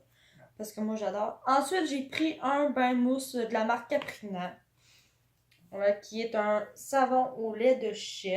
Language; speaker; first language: French; native; French